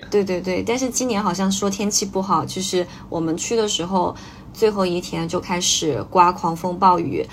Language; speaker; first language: Chinese; native; Chinese